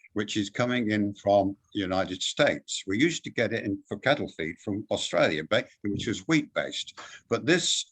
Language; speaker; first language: English; native; English